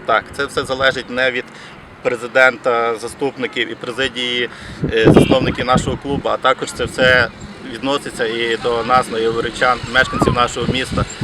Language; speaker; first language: Ukrainian; native; Ukrainian